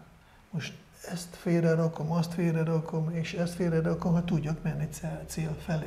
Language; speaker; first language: Hungarian; non-native, fluent; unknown